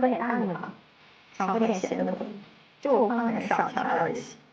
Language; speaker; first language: Chinese; native; Chinese